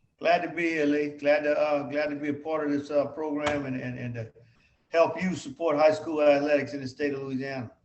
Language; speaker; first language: English; native; English